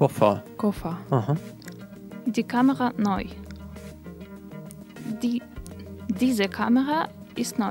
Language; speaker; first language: German; non-native, learner; Russian